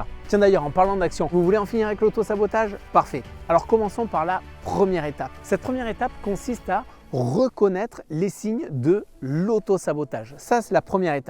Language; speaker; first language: French; native; French